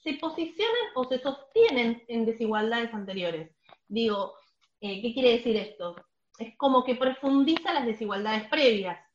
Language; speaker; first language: Spanish; native; Spanish